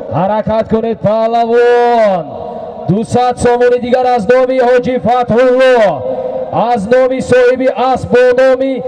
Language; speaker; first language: Tajik; native; Tajik